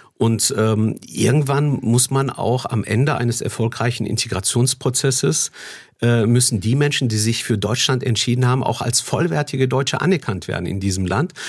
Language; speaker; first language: German; early bilingual, other home language; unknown